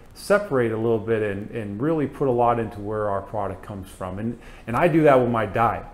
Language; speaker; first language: English; native; English